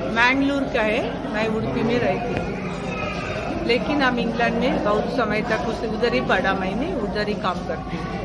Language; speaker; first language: Hindi; non-native, local second language; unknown